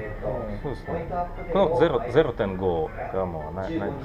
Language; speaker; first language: Japanese; non-native, learner; Russian